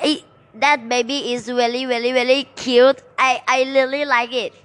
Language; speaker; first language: English; non-native, learner; Thai